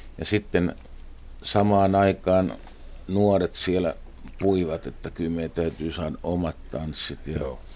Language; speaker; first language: Finnish; native; Finnish